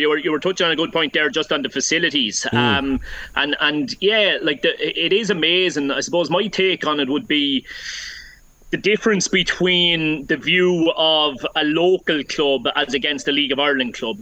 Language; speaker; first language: English; native; English